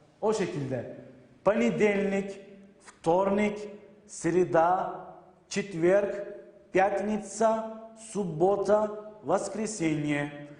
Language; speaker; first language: Russian; non-native, learner; Turkish